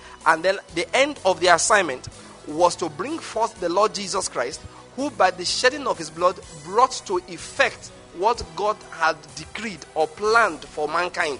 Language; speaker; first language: English; non-native, local second language; Igbo